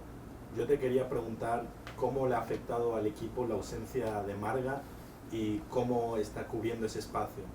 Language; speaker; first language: Spanish; native; Spanish